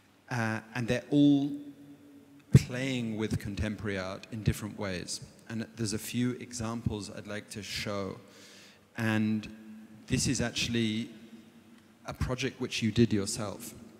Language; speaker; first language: English; native; English